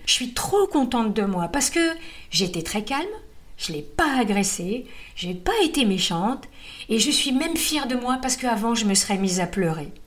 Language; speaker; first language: French; native; French